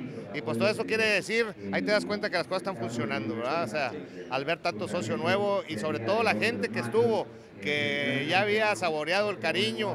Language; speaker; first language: Spanish; native; Spanish